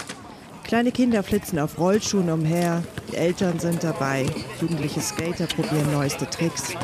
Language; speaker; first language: German; native; German